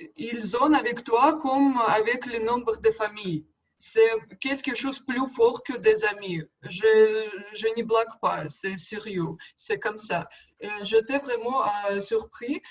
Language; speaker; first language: French; non-native, learner; Russian